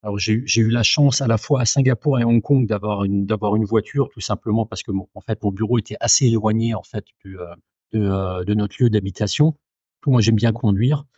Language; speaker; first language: French; native; French